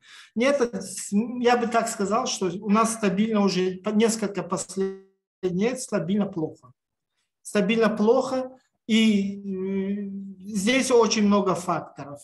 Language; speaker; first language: Russian; non-native, local second language; Tajik